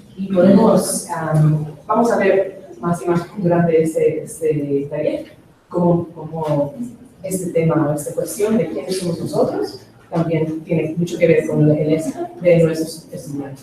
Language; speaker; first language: Spanish; non-native, fluent; English